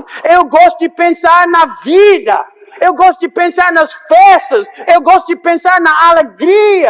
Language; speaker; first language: Portuguese; non-native, fluent; English